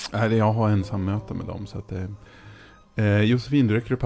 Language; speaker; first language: Swedish; native; Swedish